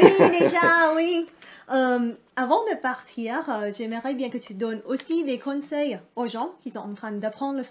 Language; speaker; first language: French; non-native, fluent; Thai